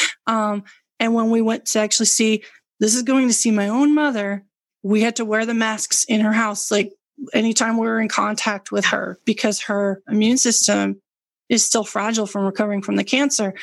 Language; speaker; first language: English; native; English